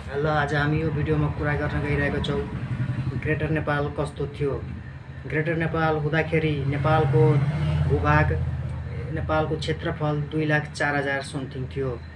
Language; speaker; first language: Nepali; native; Nepali